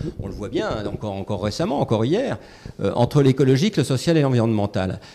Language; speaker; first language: French; native; French